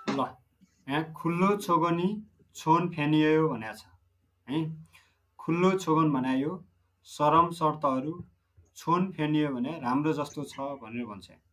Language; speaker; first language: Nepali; native; Nepali